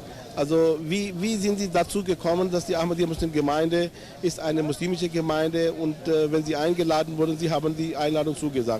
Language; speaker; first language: German; non-native, fluent; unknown